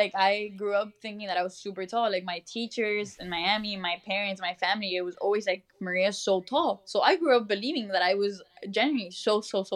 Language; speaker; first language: English; early bilingual, other home language; Spanish